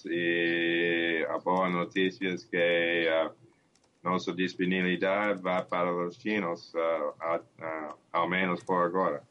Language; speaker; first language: Portuguese; non-native, learner; English